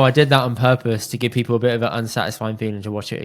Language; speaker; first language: English; early bilingual, other home language; Punjabi